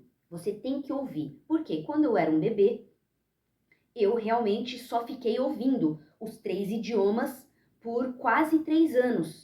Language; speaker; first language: Portuguese; early bilingual, heritage; Portuguese